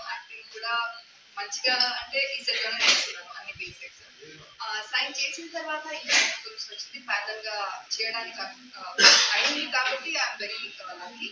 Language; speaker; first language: Telugu; non-native, fluent; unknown